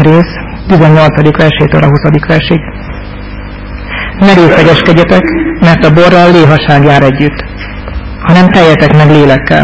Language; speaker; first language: Hungarian; native; Hungarian